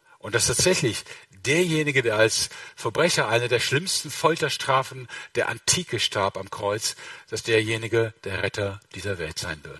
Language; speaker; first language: German; native; German